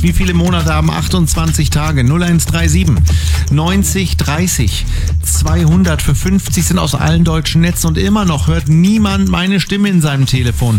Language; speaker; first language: German; native; German